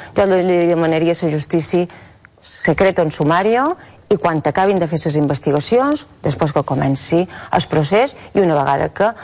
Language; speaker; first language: Catalan; native; Catalan